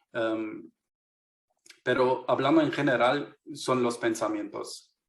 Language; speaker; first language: Spanish; non-native, fluent; German